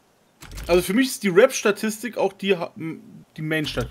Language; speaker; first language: German; native; German